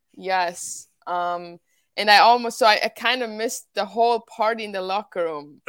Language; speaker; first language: English; non-native, fluent; Swiss German